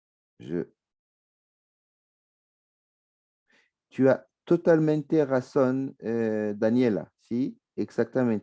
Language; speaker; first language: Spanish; non-native, fluent; French